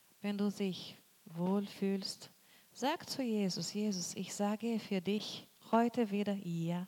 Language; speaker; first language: German; non-native, learner; Portuguese